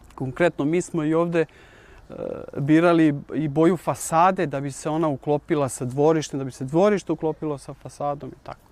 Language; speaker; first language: Bosnian; non-native, local second language; Ukrainian